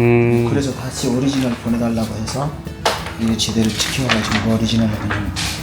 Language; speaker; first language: Korean; non-native, fluent; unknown